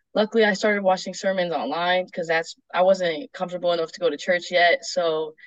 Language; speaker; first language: English; native; English